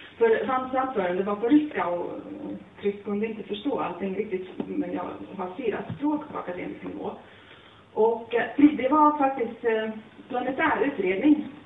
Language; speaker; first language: Swedish; non-native, fluent; Latvian